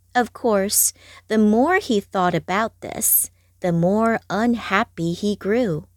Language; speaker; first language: English; non-native, fluent; Chinese